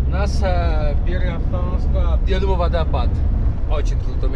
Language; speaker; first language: Russian; non-native, learner; Sinhala